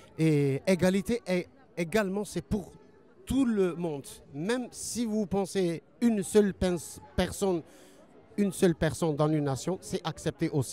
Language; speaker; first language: French; non-native, learner; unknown